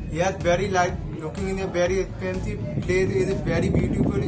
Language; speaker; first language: English; non-native, learner; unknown